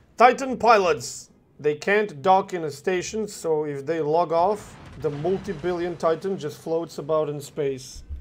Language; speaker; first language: English; non-native, fluent; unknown